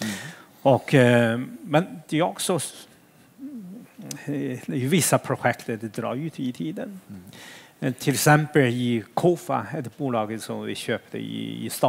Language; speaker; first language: Swedish; non-native, fluent; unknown